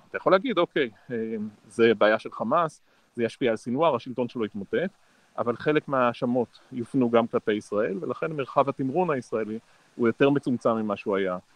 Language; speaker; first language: Hebrew; native; Hebrew